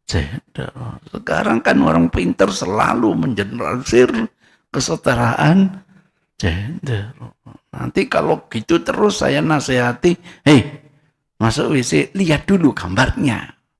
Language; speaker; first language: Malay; non-native, local second language; Javanese